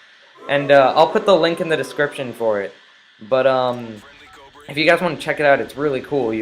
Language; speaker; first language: English; native; English